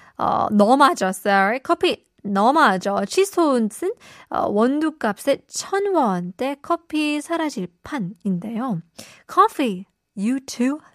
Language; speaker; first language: Korean; native; Korean